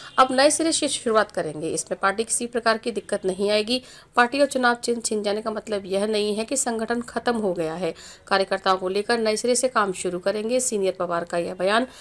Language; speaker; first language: Hindi; native; Hindi